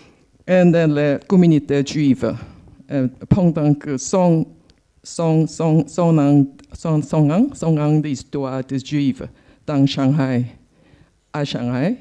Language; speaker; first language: French; non-native, learner; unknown